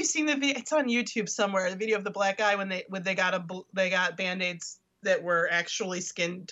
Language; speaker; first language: English; native; English